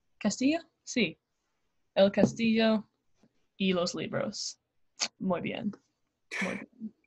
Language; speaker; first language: Spanish; non-native, learner; English